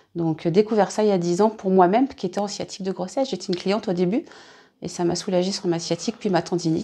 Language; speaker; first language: French; native; French